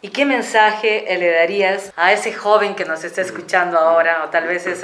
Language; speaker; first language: Spanish; native; Spanish